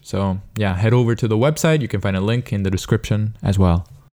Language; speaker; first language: English; non-native, fluent; Italian